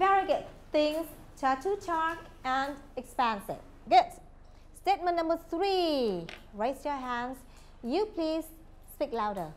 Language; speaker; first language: English; non-native, fluent; Vietnamese